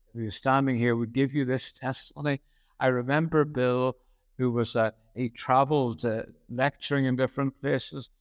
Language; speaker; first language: English; native; English